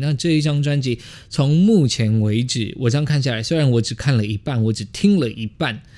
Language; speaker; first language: Chinese; native; Chinese